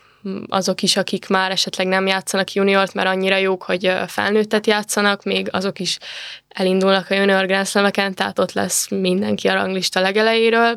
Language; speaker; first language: Hungarian; native; Hungarian